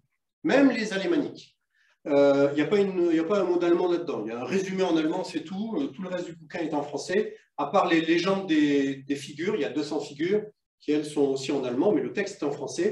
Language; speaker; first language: French; native; French